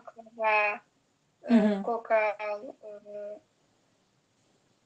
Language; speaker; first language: Russian; non-native, learner; Azerbaijani